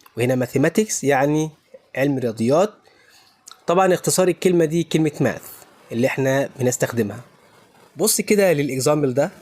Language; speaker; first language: Egyptian Arabic; native; Egyptian Arabic